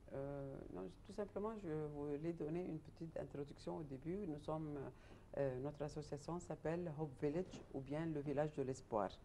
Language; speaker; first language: French; non-native, fluent; Arabic